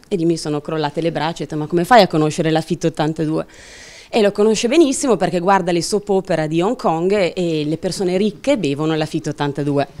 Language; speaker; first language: Italian; native; Italian